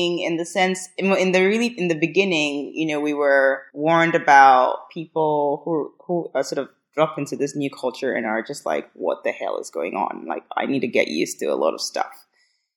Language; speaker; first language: English; non-native, local second language; Akan